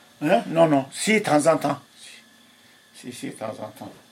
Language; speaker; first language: French; non-native, learner; Arabic